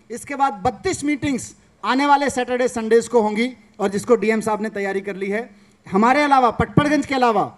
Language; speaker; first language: Hindi; native; Hindi